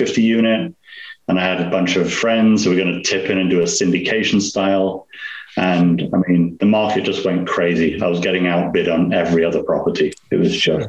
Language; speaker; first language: English; native; English